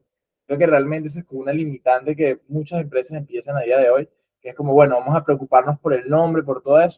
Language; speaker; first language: Spanish; native; Spanish